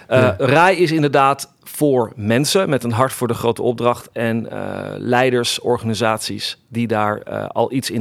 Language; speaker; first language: Dutch; native; Dutch